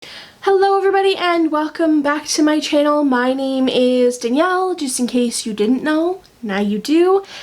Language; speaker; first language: English; native; English